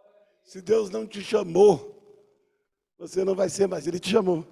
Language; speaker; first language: Portuguese; native; Portuguese